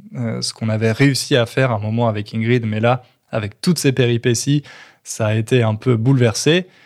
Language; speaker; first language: French; native; French